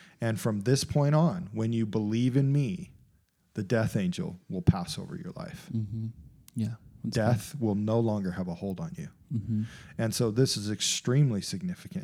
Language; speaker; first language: English; native; English